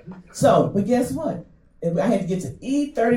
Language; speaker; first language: English; native; English